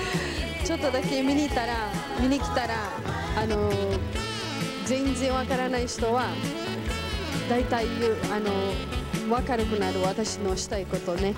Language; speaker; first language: Japanese; non-native, learner; Portuguese